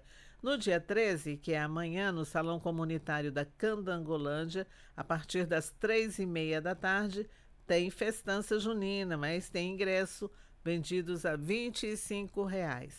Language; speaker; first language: Portuguese; native; Portuguese